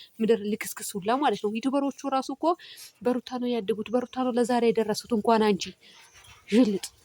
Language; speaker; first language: Amharic; non-native, local second language; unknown